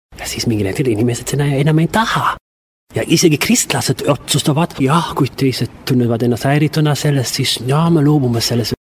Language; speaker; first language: Estonian; non-native, fluent; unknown